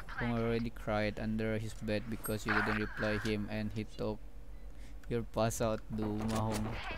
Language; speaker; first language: English; non-native, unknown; Indonesian